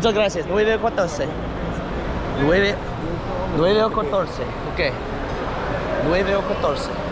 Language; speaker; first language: Spanish; non-native, learner; English